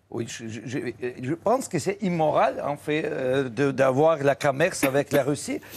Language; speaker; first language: French; non-native, fluent; Russian